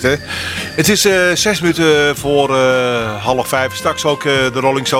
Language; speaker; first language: Dutch; native; Dutch